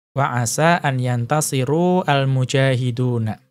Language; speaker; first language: Arabic; non-native, fluent; Indonesian